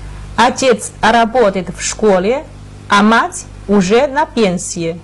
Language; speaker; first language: Russian; non-native, fluent; Chinese